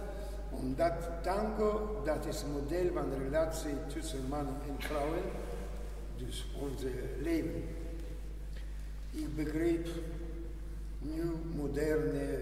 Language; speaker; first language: German; non-native, learner; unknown